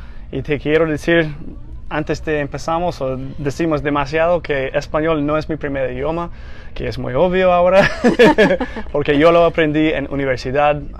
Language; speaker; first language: Spanish; non-native, fluent; English